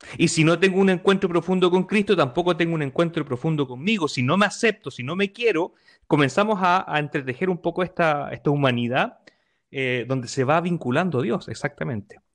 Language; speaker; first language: Spanish; native; Spanish